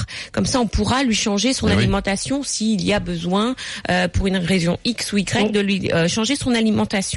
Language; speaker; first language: French; native; French